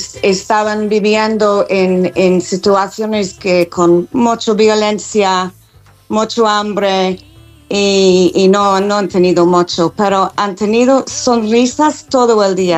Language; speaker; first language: Spanish; non-native, fluent; English